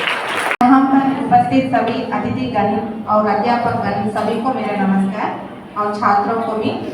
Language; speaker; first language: Hindi; non-native, local second language; Telugu